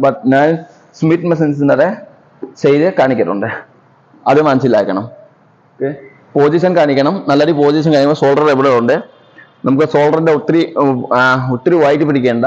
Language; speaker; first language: Malayalam; non-native, learner; Assamese